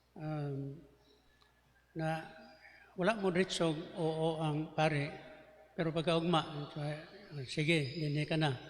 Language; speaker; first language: Cebuano; native; Cebuano